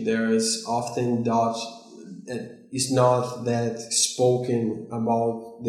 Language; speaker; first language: English; non-native, fluent; Portuguese